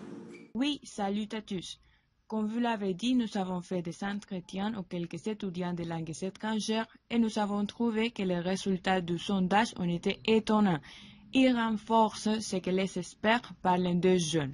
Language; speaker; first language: French; non-native, learner; Spanish